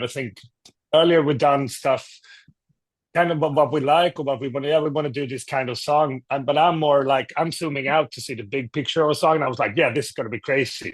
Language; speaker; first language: English; non-native, fluent; Swedish